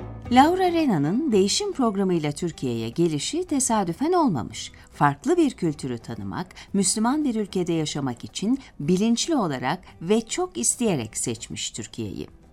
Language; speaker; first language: Turkish; native; Turkish